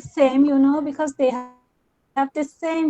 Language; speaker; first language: English; non-native, learner; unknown